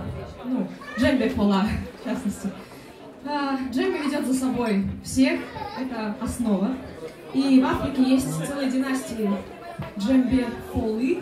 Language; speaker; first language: Russian; native; Russian